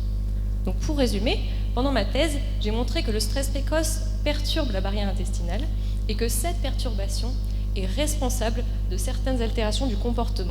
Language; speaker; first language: French; native; French